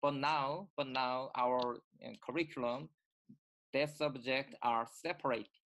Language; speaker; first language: English; non-native, learner; Korean